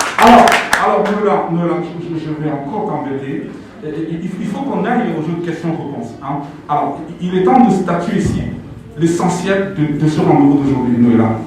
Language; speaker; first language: French; non-native, local second language; Lingala